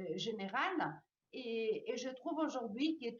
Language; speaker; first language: French; non-native, fluent; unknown